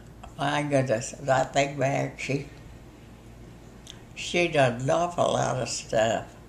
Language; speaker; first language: English; native; English